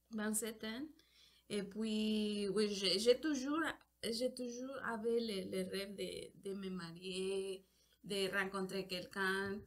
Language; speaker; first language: French; non-native, learner; Spanish